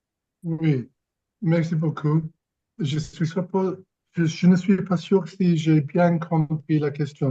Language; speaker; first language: French; non-native, fluent; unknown